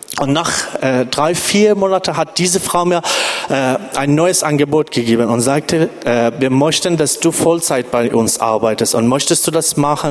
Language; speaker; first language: German; non-native, fluent; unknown